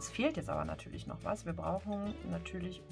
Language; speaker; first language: German; native; German